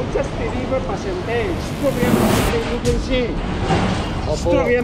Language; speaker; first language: Filipino; non-native, learner; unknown